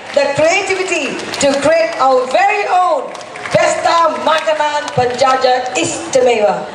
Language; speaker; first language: English; non-native, local second language; Chinese